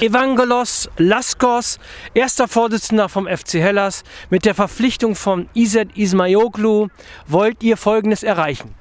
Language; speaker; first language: German; native; German